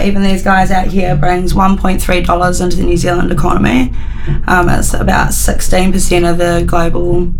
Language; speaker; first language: English; native; English